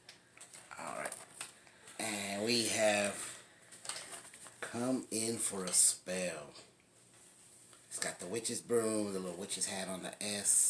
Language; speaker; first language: English; native; English